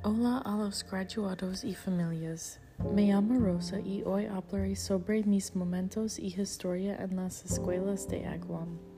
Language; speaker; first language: Spanish; non-native, learner; English